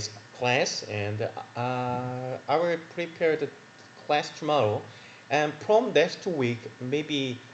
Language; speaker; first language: English; non-native, learner; Korean